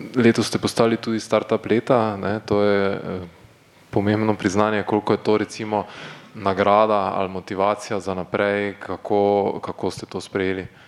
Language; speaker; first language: Slovenian; native; Slovenian